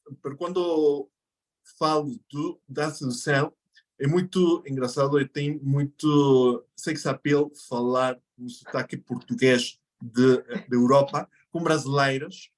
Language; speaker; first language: Portuguese; non-native, fluent; Spanish